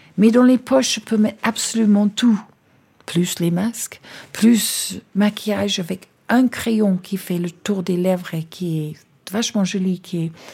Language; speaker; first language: French; non-native, fluent; English